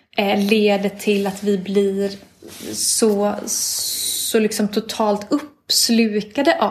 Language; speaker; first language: Swedish; native; Swedish